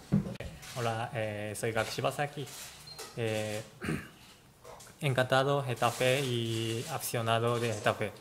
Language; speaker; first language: Spanish; non-native, learner; Japanese